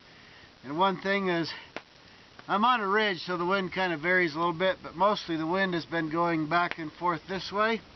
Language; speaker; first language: English; native; English